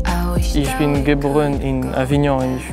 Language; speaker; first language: German; non-native, learner; French